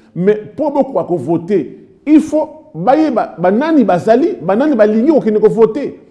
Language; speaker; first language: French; non-native, local second language; Lingala